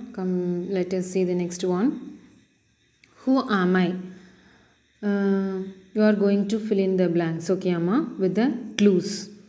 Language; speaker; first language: English; non-native, local second language; Tamil